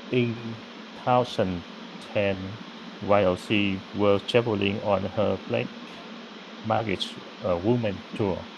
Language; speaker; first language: English; non-native, learner; Vietnamese